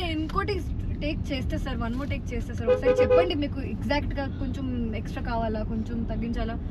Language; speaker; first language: Telugu; non-native, fluent; Hindi